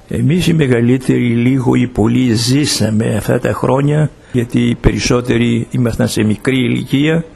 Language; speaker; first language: Greek; native; Greek